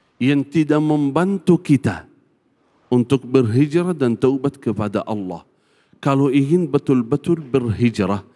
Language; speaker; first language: Malay; non-native, fluent; Arabic